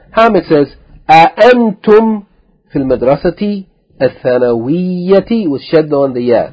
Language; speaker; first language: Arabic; non-native, fluent; English